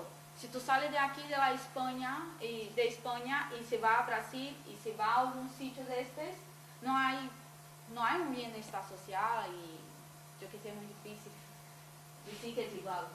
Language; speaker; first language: Spanish; non-native, fluent; Portuguese